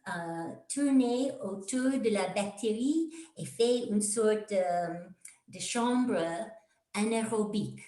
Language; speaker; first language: French; non-native, fluent; English